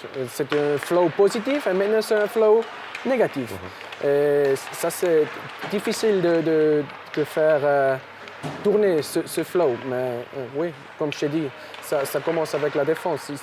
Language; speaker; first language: French; non-native, local second language; German